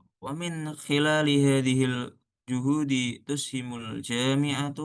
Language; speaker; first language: Arabic; non-native, learner; Indonesian